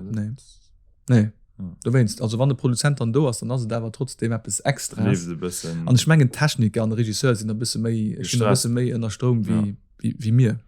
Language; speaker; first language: Luxembourgish; native; Luxembourgish